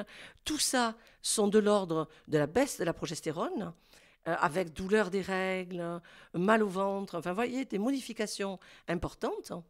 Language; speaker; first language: French; native; French